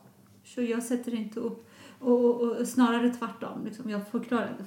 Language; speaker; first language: Swedish; non-native, fluent; Persian